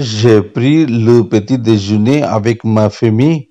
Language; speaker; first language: French; non-native, learner; Tamil